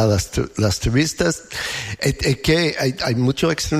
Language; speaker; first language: Spanish; non-native, learner; English